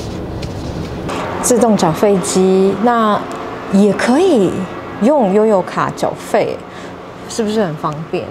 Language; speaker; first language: Chinese; native; Chinese